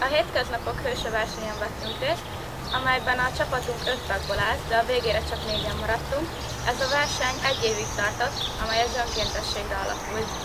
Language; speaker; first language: Hungarian; native; Hungarian